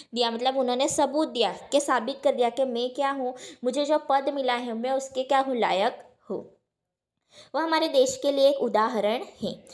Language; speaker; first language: Hindi; non-native, local second language; Gujarati